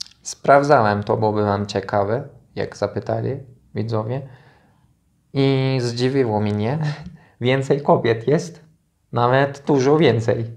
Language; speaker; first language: Polish; non-native, learner; Turkish